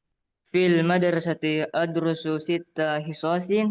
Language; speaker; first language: Arabic; non-native, learner; Indonesian